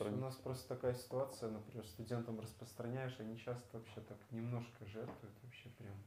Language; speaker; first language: Russian; native; Russian